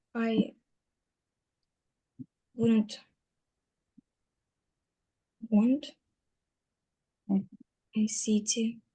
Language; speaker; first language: English; non-native, learner; Russian